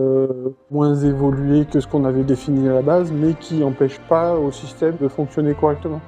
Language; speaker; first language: French; native; French